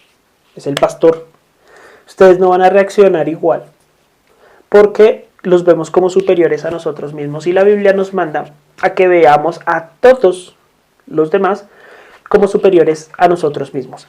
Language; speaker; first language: Spanish; native; Spanish